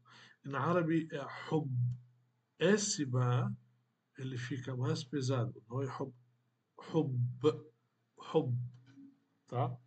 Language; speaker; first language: Portuguese; non-native, fluent; Arabic